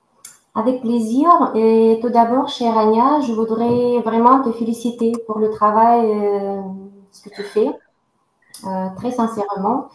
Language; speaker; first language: French; non-native, fluent; Russian